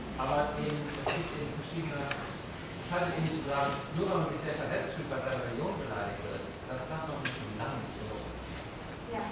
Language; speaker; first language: German; non-native, fluent; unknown